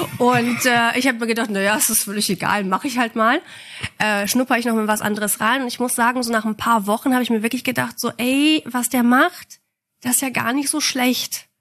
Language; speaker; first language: German; early bilingual, other home language; Polish